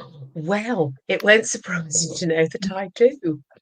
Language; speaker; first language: English; native; English